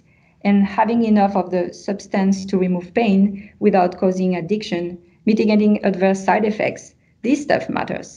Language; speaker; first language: English; non-native, fluent; French